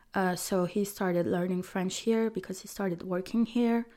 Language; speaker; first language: English; non-native, fluent; French